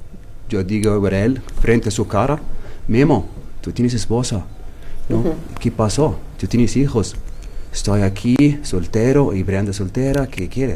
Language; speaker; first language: Spanish; non-native, learner; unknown